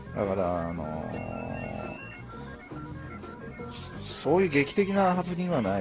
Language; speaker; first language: Japanese; native; Japanese